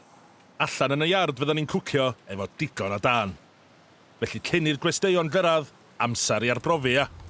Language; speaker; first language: Welsh; native; Welsh